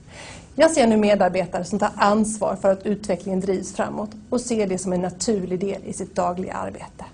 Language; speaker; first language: Swedish; native; Swedish